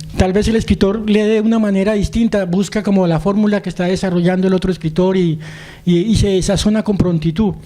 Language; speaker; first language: Spanish; native; Spanish